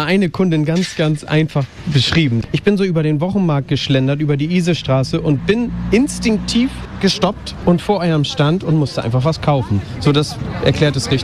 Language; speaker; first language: German; native; German